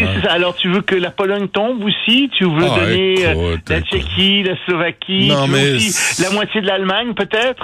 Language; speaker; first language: French; native; French